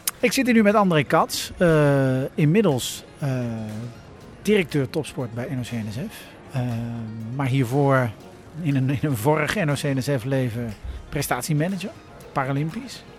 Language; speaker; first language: Dutch; native; Dutch